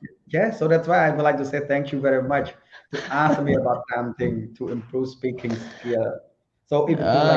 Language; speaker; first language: English; non-native, learner; Khmer